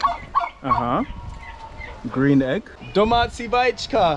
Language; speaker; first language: Czech; non-native, learner; English